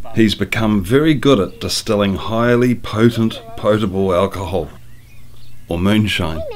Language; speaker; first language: English; native; English